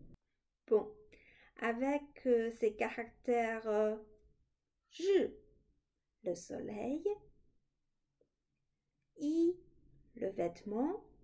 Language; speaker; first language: French; non-native, fluent; Chinese